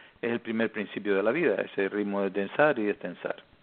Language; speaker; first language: Spanish; native; Spanish